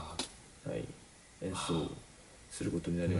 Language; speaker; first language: Japanese; non-native, learner; Korean